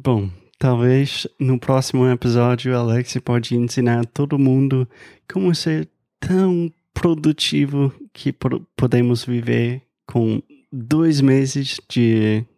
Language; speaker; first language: Portuguese; non-native, fluent; English